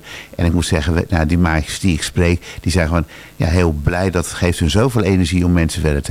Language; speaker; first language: Dutch; native; Dutch